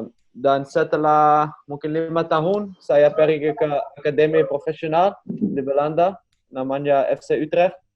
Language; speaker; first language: Indonesian; non-native, learner; Dutch